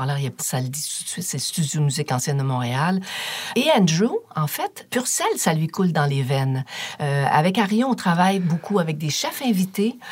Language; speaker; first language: French; native; French